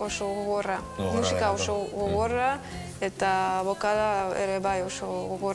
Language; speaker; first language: Basque; non-native, learner; Russian